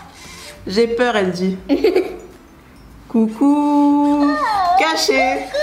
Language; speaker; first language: French; native; French